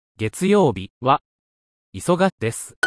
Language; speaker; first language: Japanese; non-native, learner; English